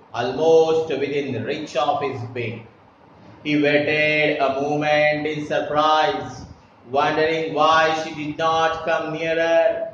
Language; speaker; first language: English; non-native, local second language; Marathi